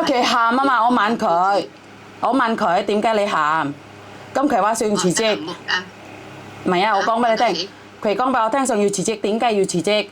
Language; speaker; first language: Cantonese; non-native, fluent; Javanese